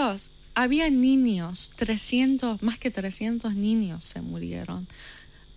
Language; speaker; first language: Spanish; non-native, fluent; Persian